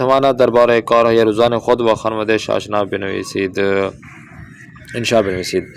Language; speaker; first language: Persian; non-native, fluent; Urdu